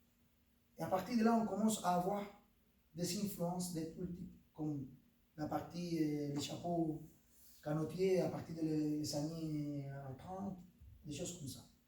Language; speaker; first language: French; non-native, fluent; Spanish